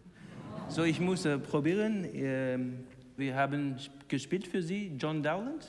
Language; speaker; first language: German; non-native, learner; English